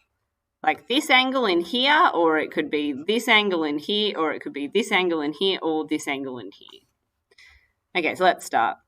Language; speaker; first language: English; native; English